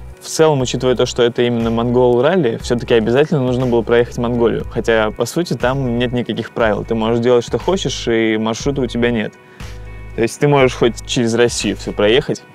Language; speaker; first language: Russian; native; Russian